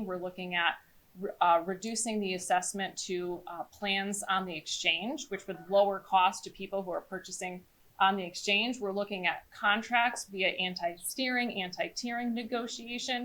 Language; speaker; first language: English; native; English